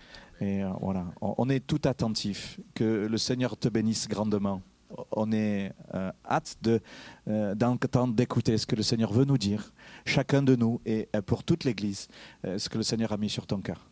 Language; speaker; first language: French; native; French